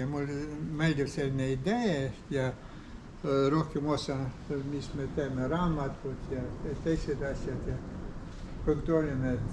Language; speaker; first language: Estonian; non-native, learner; Ukrainian